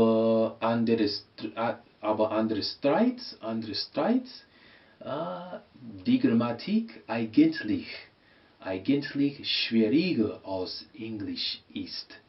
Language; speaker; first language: German; non-native, learner; English